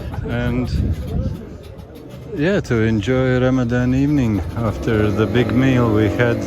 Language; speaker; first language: English; non-native, fluent; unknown